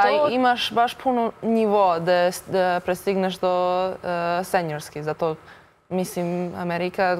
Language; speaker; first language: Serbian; early bilingual, heritage; Serbian